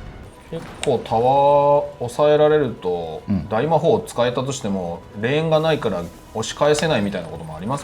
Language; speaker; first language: Japanese; native; Japanese